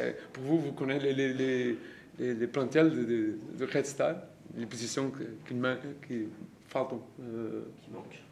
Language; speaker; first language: French; non-native, learner; Portuguese